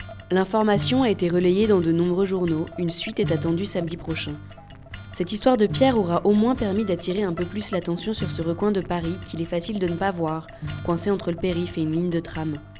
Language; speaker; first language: French; native; French